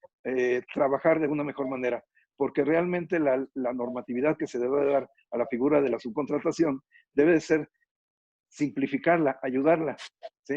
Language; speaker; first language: Spanish; native; Spanish